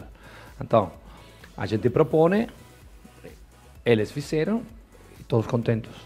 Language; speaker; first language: Portuguese; non-native, fluent; Spanish